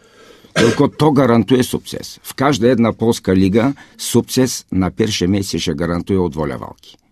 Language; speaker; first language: Polish; non-native, fluent; Bulgarian